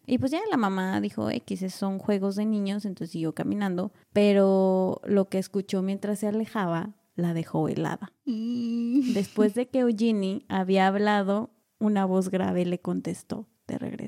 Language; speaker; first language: Spanish; native; Spanish